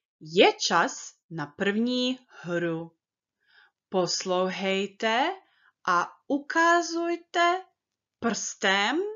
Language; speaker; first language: Czech; early bilingual, heritage; Czech